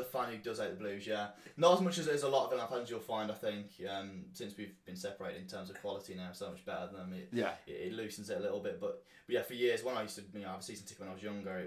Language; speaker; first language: English; native; English